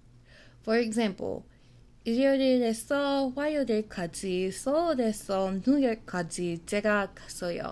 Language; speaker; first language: Korean; non-native, fluent; English